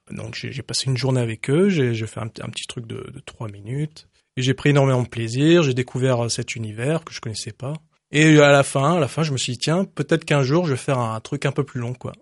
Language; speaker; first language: French; early bilingual, heritage; English